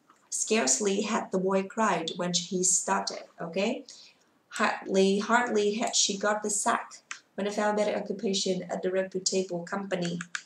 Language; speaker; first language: English; non-native, fluent; Vietnamese